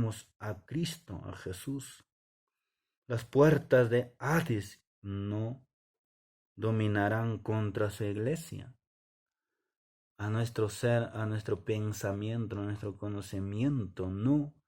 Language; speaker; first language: Spanish; non-native, local second language; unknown